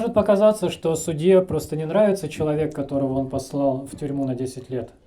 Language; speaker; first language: Russian; native; Russian